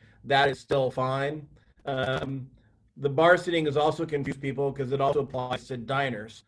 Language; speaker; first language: English; native; English